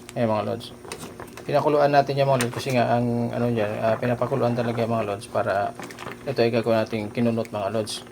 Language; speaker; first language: Filipino; non-native, local second language; Cebuano